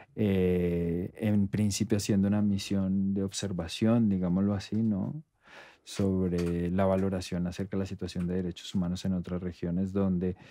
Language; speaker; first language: Spanish; native; Spanish